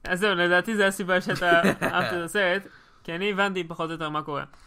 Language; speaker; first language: Hebrew; native; Hebrew